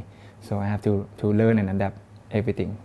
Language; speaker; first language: English; non-native, learner; Thai